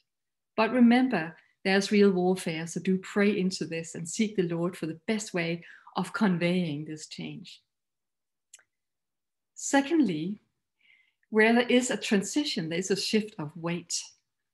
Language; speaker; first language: English; non-native, fluent; Danish